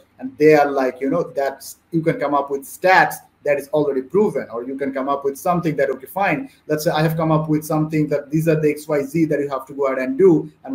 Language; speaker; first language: English; non-native, local second language; Bangla